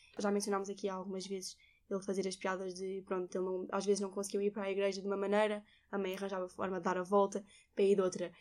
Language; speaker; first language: Portuguese; native; Portuguese